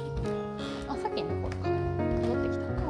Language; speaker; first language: Japanese; native; Japanese